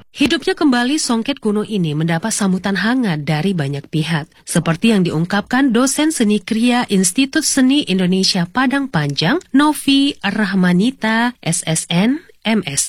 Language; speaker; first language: Indonesian; native; Indonesian